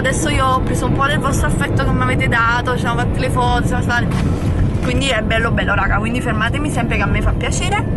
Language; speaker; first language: Italian; native; Italian